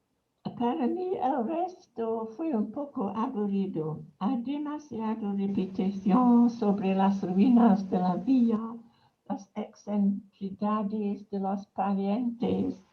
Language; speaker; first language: Spanish; non-native, fluent; English